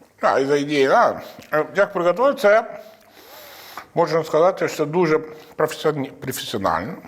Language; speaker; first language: Ukrainian; non-native, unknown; Italian